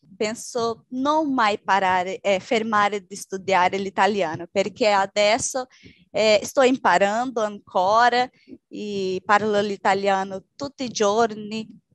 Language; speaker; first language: Italian; non-native, learner; Portuguese